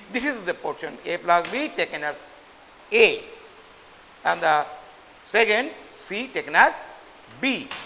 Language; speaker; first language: English; non-native, local second language; Bangla